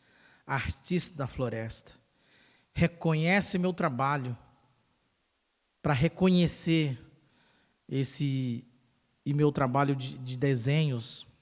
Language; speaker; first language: Portuguese; non-native, local second language; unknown